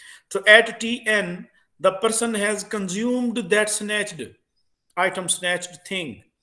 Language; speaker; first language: English; non-native, local second language; Urdu